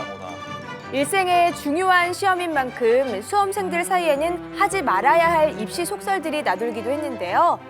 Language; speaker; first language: Korean; native; Korean